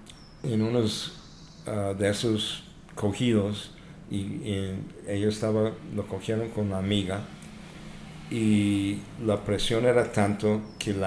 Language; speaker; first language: Spanish; non-native, fluent; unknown